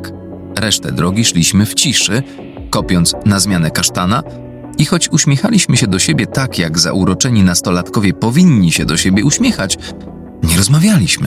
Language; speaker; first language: Polish; native; Polish